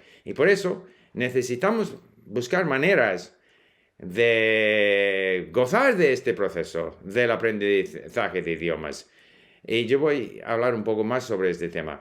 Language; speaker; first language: Spanish; non-native, fluent; English